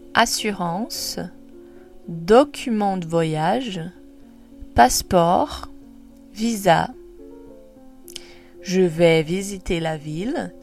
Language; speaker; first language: French; non-native, fluent; Portuguese